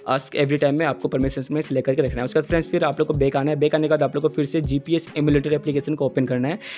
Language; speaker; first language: Hindi; non-native, local second language; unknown